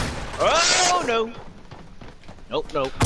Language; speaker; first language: English; native; English